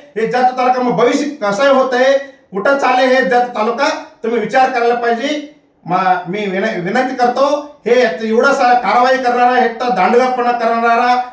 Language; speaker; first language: Marathi; non-native, local second language; Kannada